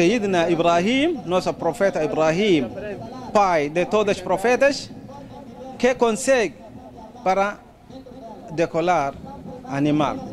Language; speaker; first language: Portuguese; non-native, local second language; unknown